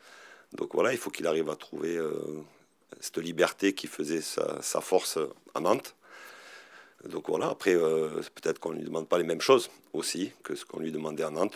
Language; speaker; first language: French; native; French